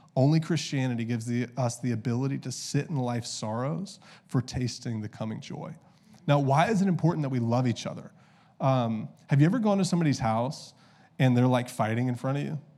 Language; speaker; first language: English; native; English